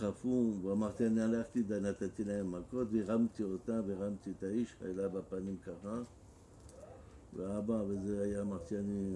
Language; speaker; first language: Hebrew; non-native, fluent; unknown